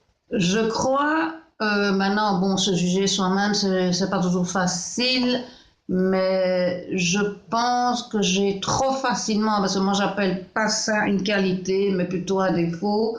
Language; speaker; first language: French; native; French